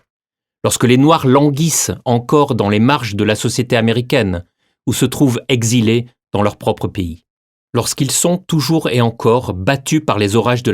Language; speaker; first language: French; native; French